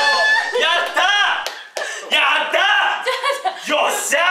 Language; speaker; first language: Japanese; native; Japanese